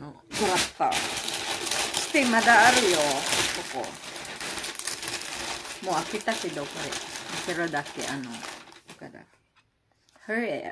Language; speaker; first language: Japanese; non-native, learner; Filipino